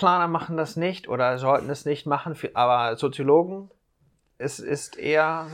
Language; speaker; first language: German; non-native, fluent; English